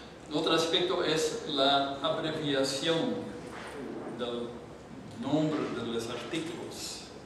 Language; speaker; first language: Spanish; non-native, learner; Dutch